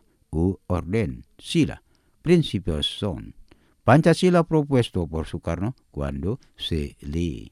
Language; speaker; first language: Spanish; non-native, fluent; Indonesian